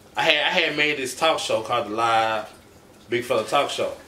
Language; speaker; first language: English; native; English